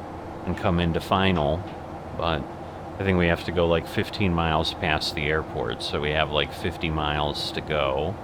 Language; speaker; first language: English; native; English